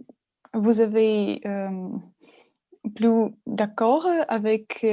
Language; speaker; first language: French; non-native, learner; Russian